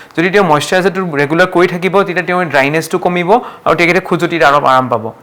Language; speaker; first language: Assamese; non-native, local second language; Marwari